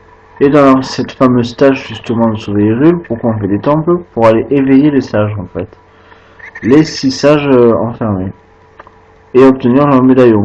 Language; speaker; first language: French; native; French